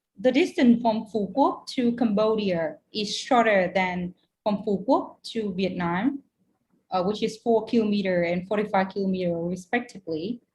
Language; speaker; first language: English; non-native, fluent; Vietnamese